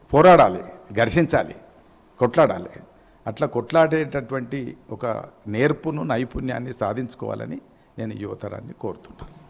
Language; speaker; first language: Telugu; native; Telugu